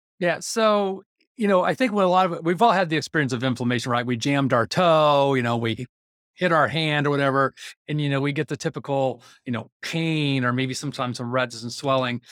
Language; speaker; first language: English; native; English